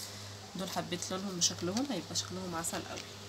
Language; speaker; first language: Arabic; native; Arabic